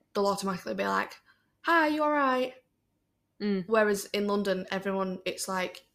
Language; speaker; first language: English; native; English